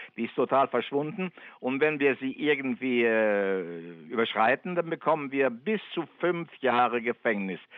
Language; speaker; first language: German; non-native, fluent; Italian